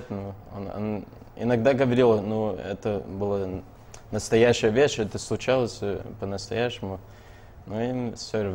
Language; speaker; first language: Russian; early bilingual, heritage; Russian